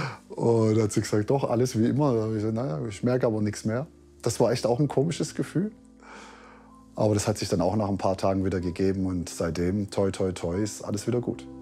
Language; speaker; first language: German; native; German